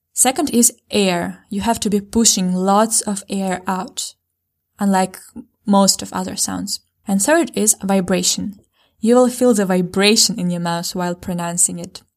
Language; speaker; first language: English; non-native, fluent; Ukrainian